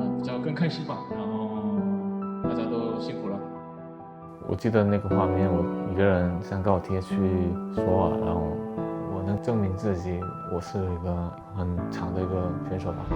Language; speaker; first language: Chinese; non-native, fluent; Korean